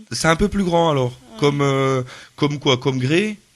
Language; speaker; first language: French; native; French